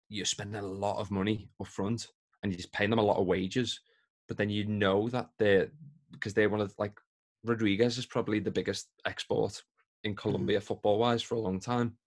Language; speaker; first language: English; native; English